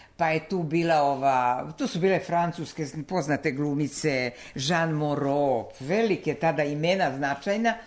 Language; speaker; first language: Serbian; non-native, local second language; Slovak